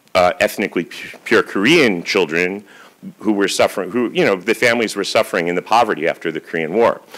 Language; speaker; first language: English; native; English